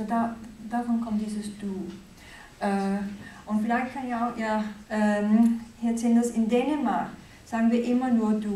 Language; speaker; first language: German; non-native, fluent; Danish